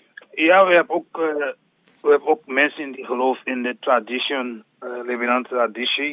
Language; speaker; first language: Dutch; non-native, learner; English